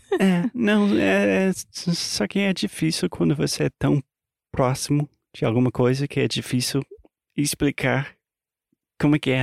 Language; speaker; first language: Portuguese; non-native, fluent; English